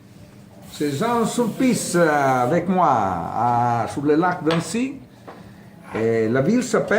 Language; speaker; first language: French; non-native, fluent; Italian